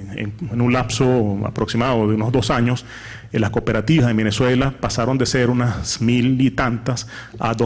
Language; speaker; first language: Spanish; native; Spanish